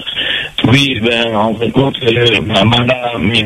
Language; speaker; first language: French; non-native, local second language; Réunion Creole French